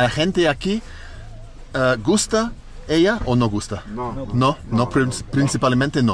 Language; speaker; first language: Spanish; non-native, learner; English